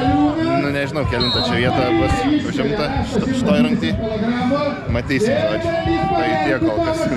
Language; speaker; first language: Lithuanian; native; Lithuanian